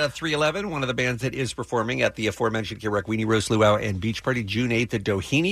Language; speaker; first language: English; native; English